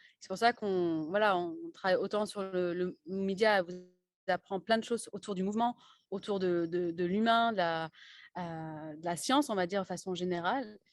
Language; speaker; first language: French; native; French